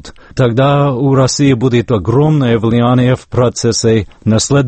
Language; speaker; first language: Russian; non-native, fluent; English